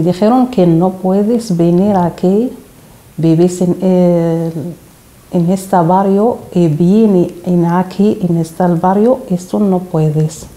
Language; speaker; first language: Spanish; non-native, learner; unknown